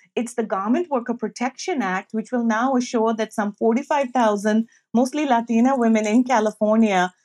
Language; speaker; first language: English; non-native, local second language; Urdu